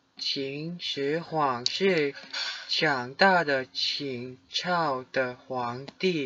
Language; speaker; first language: Chinese; non-native, learner; English